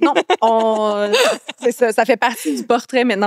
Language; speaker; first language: French; native; French